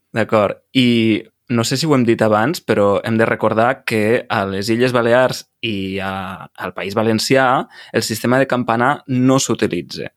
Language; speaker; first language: Catalan; native; Catalan